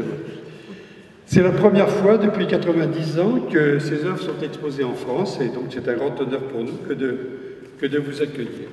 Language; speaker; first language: French; native; French